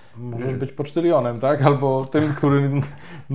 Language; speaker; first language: Polish; native; Polish